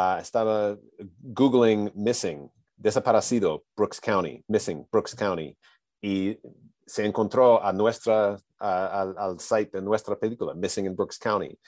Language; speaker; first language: Spanish; non-native, learner; English